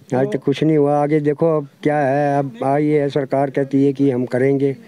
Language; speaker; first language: Hindi; native; Hindi